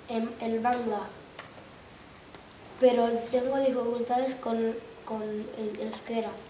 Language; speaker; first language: Spanish; early bilingual, other home language; Bangla